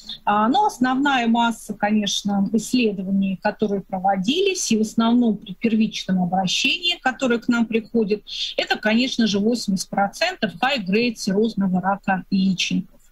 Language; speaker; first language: Russian; native; Russian